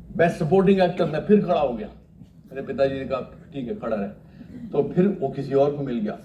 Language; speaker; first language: Hindi; native; Hindi